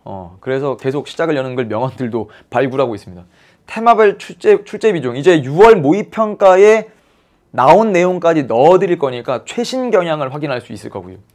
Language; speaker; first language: Korean; native; Korean